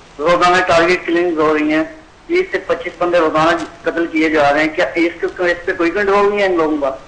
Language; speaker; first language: Urdu; non-native, local second language; Punjabi